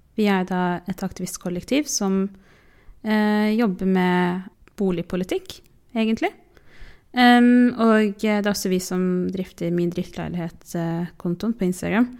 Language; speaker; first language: Norwegian; early bilingual, other home language; Tigrinya